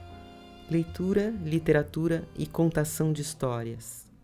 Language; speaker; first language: Portuguese; native; Portuguese